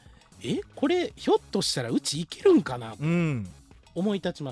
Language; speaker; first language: Japanese; native; Japanese